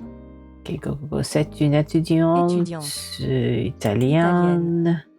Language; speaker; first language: French; non-native, learner; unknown